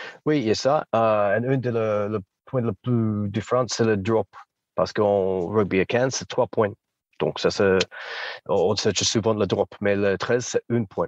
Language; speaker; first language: French; non-native, fluent; English